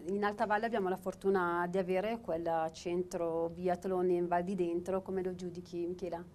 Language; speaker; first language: Italian; native; Italian